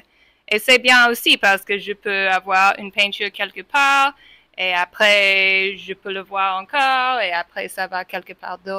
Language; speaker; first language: French; non-native, fluent; English